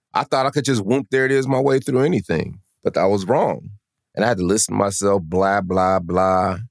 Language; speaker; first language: English; native; English